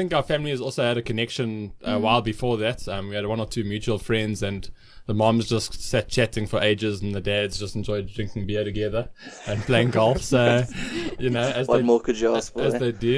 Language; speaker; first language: English; native; English